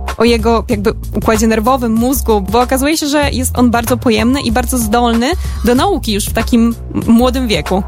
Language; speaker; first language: Polish; native; Polish